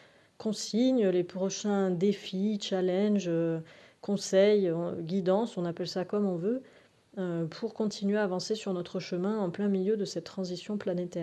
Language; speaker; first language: French; native; French